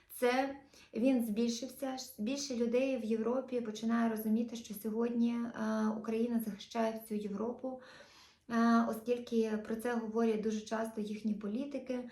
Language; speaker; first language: Ukrainian; native; Ukrainian